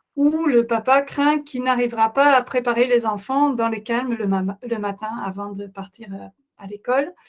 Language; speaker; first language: French; non-native, fluent; Dutch